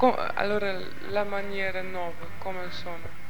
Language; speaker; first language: Italian; non-native, learner; Dutch